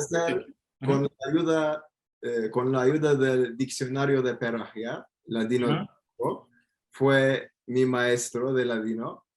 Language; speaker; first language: Spanish; non-native, fluent; Turkish